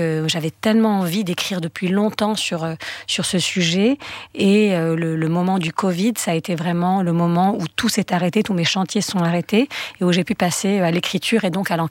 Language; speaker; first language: French; native; French